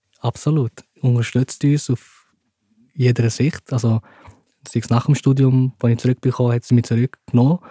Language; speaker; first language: German; early bilingual, other home language; Turkish